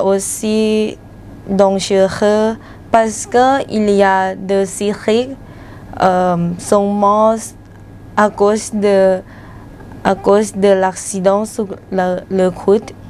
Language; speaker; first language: French; non-native, learner; Thai